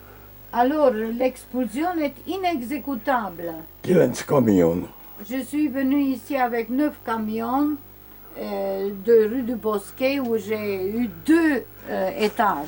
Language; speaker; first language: French; non-native, learner; Romanian